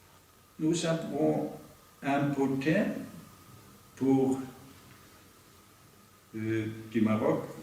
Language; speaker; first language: French; non-native, fluent; Norwegian